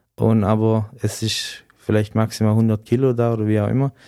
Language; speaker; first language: German; native; German